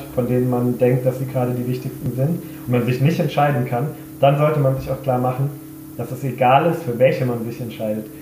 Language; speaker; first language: German; native; German